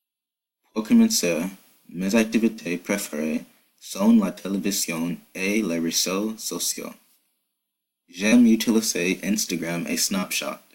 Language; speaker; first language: French; non-native, learner; English